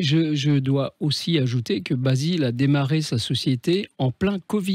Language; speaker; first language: French; native; French